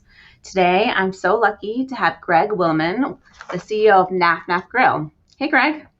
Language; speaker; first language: English; native; English